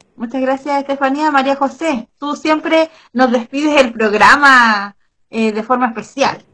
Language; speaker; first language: Spanish; native; Spanish